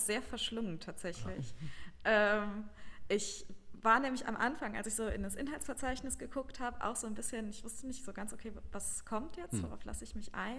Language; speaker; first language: German; native; German